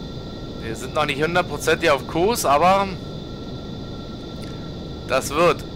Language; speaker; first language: German; native; German